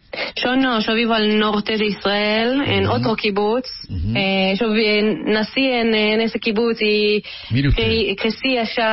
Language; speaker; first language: Spanish; early bilingual, heritage; Hebrew